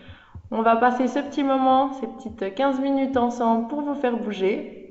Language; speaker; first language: French; native; French